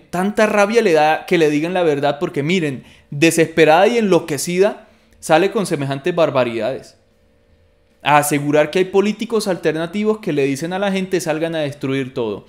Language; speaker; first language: Spanish; native; Spanish